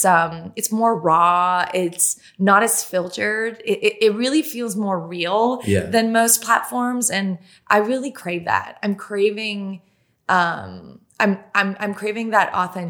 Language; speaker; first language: English; non-native, fluent; French